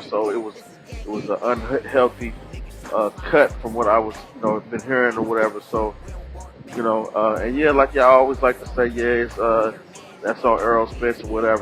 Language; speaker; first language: English; native; English